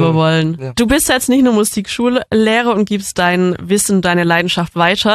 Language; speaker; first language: German; native; German